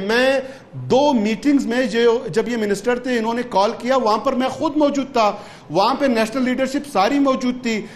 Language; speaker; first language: Urdu; non-native, local second language; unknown